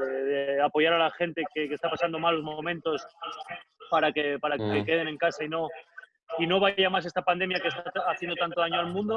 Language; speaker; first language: Spanish; native; Spanish